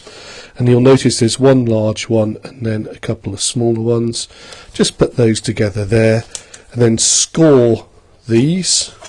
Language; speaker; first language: English; native; English